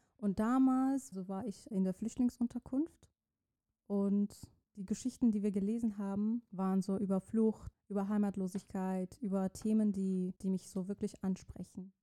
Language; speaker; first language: German; non-native, fluent; Persian